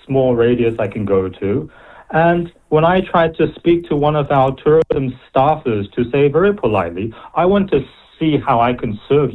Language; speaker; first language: English; native; English